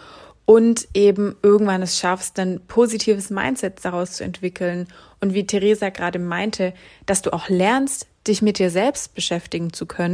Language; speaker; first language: German; native; German